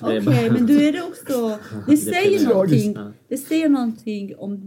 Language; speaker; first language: Swedish; non-native, fluent; Persian